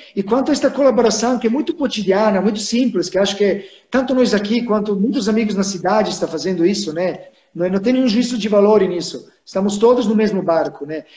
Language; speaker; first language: Portuguese; non-native, fluent; Serbian